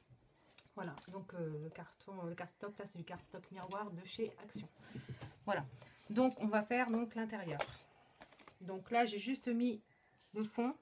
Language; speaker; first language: French; native; French